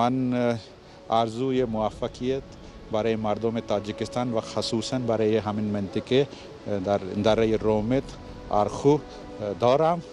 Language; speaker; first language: Persian; non-native, fluent; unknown